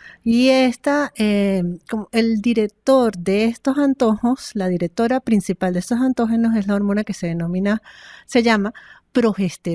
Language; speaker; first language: Spanish; native; Spanish